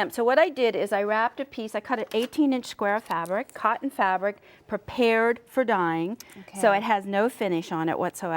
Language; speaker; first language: English; native; English